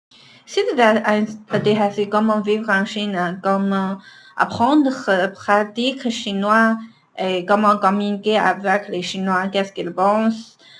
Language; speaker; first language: French; non-native, learner; Chinese